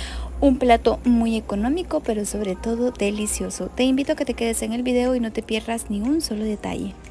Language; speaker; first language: Spanish; native; Spanish